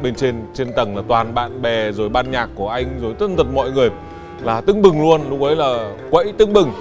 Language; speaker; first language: Vietnamese; native; Vietnamese